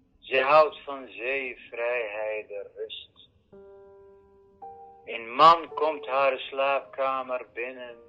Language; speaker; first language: Dutch; non-native, fluent; Arabic